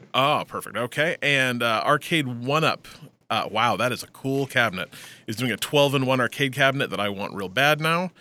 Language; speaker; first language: English; native; English